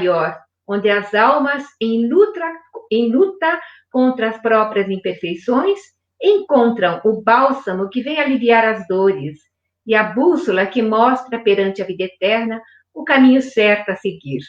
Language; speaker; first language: Portuguese; native; Portuguese